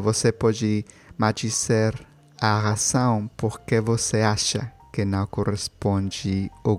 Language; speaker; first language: Portuguese; non-native, learner; Spanish